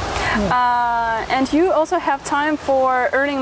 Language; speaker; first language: English; non-native, fluent; Russian